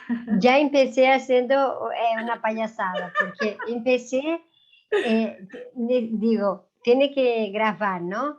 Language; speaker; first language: Spanish; non-native, fluent; Portuguese